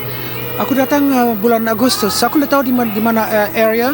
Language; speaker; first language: Indonesian; early bilingual, heritage; Indonesian